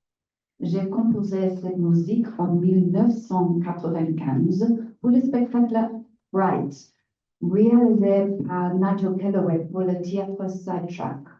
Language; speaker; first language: French; non-native, learner; English